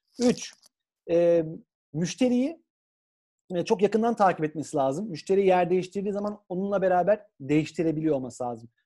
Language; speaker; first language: Turkish; native; Turkish